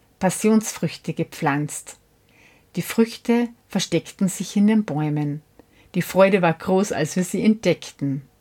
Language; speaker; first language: German; non-native, learner; Korean